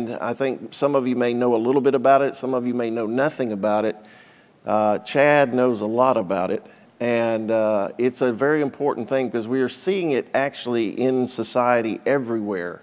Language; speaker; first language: English; native; English